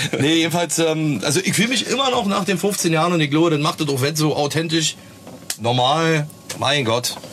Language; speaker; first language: German; native; German